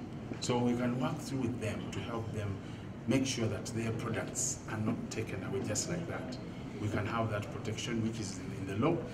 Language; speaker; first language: English; non-native, local second language; Ganda